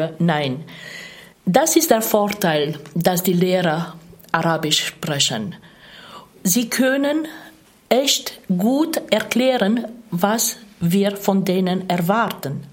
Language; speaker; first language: German; non-native, fluent; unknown